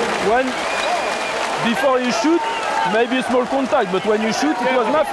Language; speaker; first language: English; non-native, fluent; French